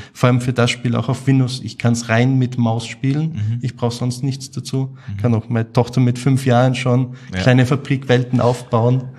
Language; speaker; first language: German; native; German